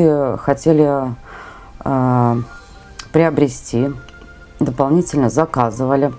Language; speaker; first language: Russian; native; Russian